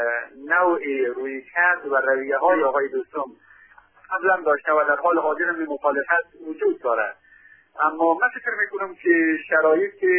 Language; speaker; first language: Persian; native; Persian